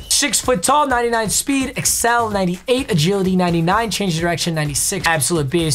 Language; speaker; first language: English; native; English